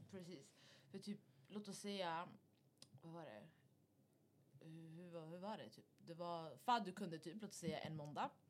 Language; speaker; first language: Swedish; early bilingual, other home language; Arabic